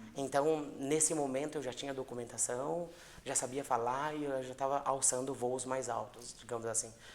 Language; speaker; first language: Portuguese; native; Portuguese